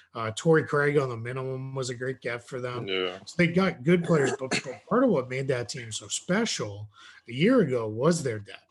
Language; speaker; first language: English; native; English